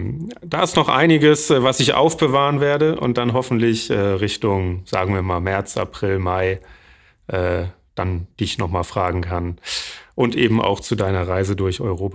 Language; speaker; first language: German; native; German